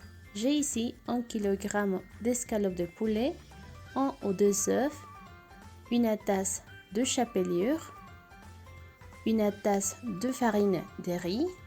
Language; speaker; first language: French; non-native, fluent; Spanish